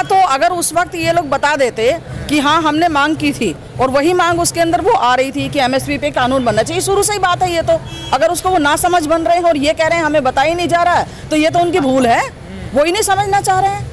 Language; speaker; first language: Hindi; native; Hindi